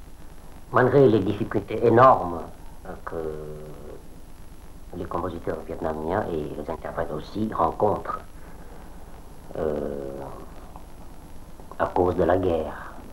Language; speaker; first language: French; non-native, local second language; Vietnamese